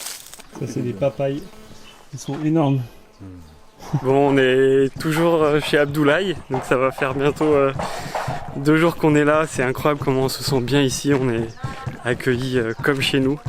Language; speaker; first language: French; native; French